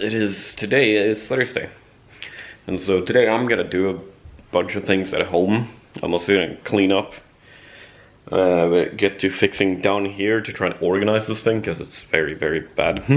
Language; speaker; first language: English; non-native, fluent; Swedish